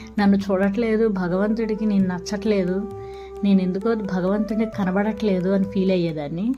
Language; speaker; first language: Telugu; native; Telugu